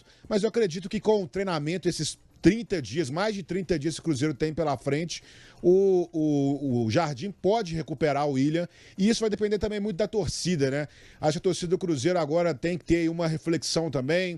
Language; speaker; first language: Portuguese; native; Portuguese